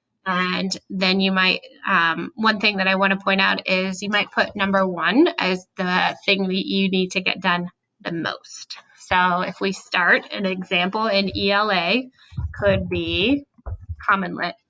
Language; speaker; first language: English; native; English